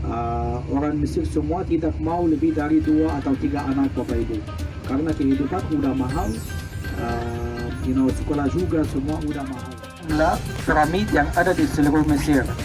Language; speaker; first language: Indonesian; non-native, fluent; Arabic